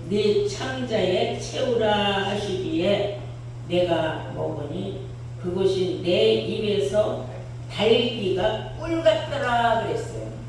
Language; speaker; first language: Korean; native; Korean